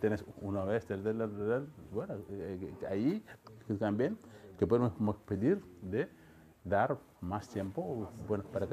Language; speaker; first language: Spanish; non-native, fluent; Wolof